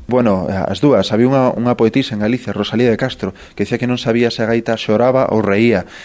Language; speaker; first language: Galician; native; Galician